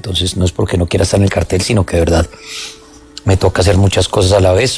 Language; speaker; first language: Spanish; native; Spanish